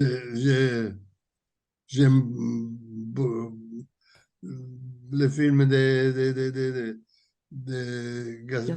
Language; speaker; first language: French; non-native, learner; Italian